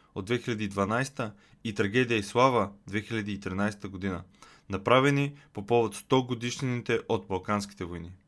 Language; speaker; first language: Bulgarian; native; Bulgarian